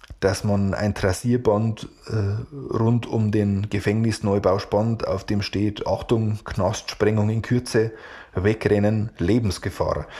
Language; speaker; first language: German; native; German